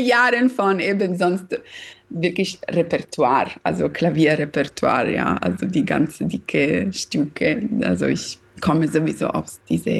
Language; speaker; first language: German; non-native, fluent; Italian